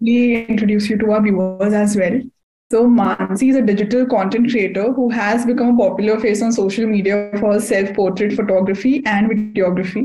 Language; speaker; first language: English; non-native, local second language; Hindi